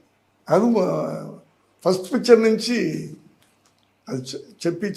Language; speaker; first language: Telugu; non-native, learner; Tamil